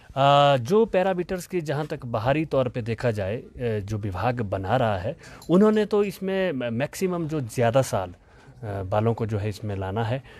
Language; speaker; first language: Hindi; native; Hindi